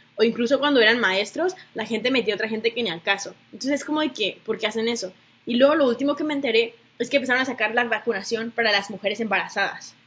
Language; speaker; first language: Spanish; native; Spanish